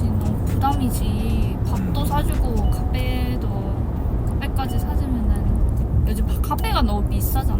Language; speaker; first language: Korean; non-native, fluent; Japanese